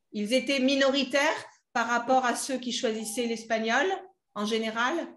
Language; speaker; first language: French; native; French